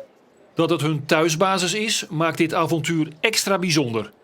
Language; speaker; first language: Dutch; native; Dutch